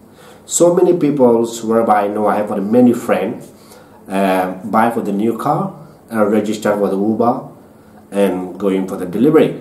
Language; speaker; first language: English; non-native, learner; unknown